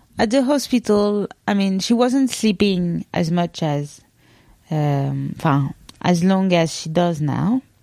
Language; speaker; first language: English; non-native, fluent; French